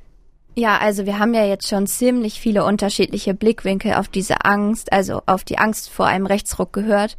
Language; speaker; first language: German; native; German